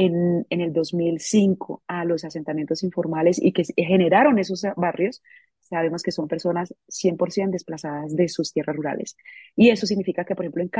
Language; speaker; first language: Spanish; native; Spanish